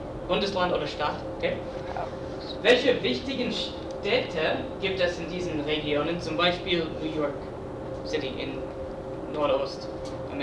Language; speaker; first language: German; non-native, fluent; English